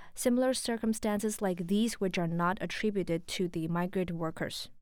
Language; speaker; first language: English; non-native, local second language; Filipino